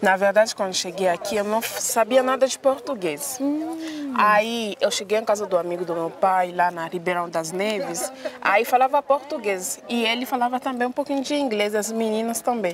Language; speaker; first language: Portuguese; non-native, fluent; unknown